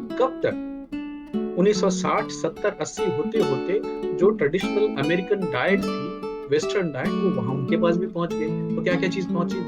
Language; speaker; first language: Hindi; native; Hindi